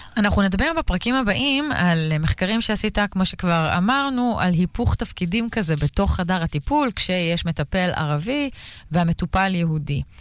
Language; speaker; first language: Hebrew; native; Hebrew